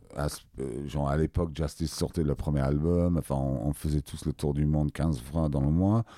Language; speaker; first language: French; non-native, fluent; English